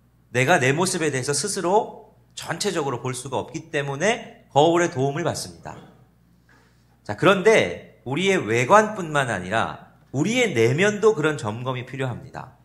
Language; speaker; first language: Korean; native; Korean